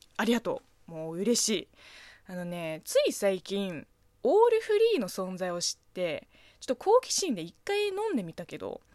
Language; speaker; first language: Japanese; non-native, fluent; Chinese